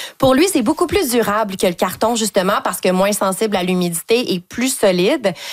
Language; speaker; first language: French; native; French